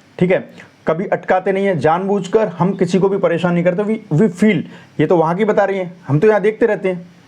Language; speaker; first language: Hindi; native; Hindi